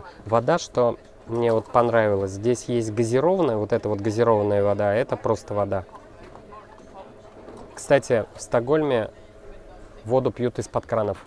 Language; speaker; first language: Russian; native; Russian